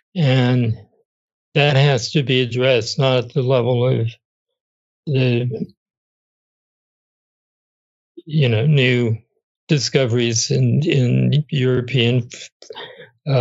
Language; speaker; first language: English; native; English